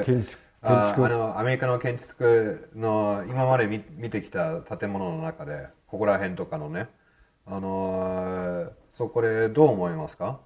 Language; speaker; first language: Japanese; non-native, fluent; English